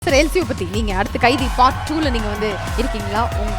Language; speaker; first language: Tamil; native; Tamil